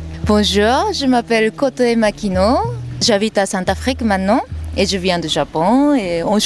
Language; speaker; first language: French; non-native, learner; Japanese